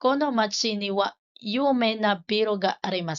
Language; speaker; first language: Japanese; non-native, fluent; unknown